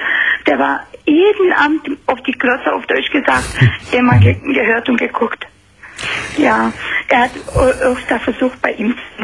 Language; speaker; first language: German; non-native, fluent; Romanian